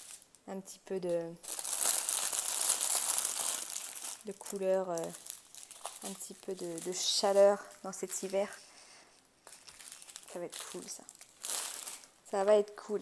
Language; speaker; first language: French; native; French